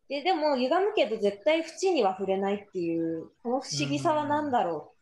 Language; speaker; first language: Japanese; native; Japanese